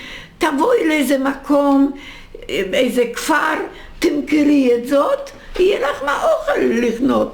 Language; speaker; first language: Hebrew; non-native, fluent; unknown